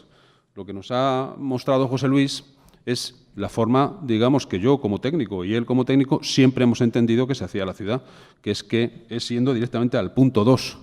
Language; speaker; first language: Spanish; native; Spanish